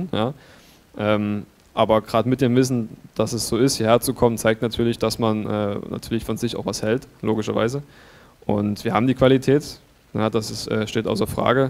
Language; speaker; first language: German; native; German